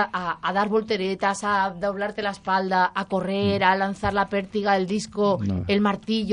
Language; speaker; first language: Spanish; native; Spanish